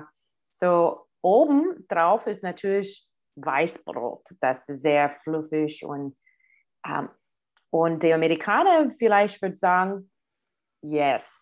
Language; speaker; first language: German; non-native, fluent; English